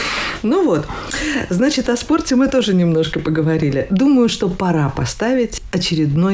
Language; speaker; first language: Russian; native; Russian